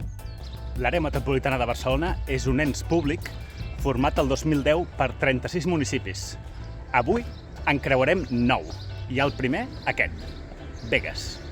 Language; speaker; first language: Catalan; native; Catalan